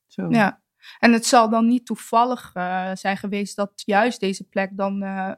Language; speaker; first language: Dutch; native; Dutch